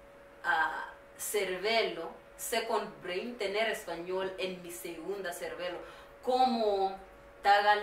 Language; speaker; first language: Spanish; non-native, learner; Swahili